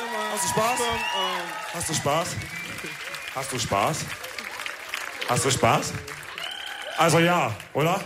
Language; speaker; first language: German; early bilingual, other home language; Wolof